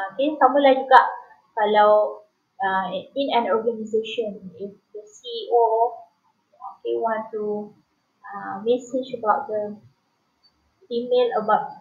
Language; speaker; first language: English; non-native, local second language; Malay